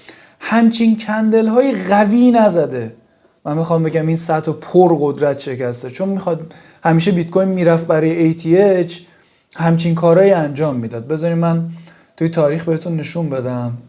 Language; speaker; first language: Persian; native; Persian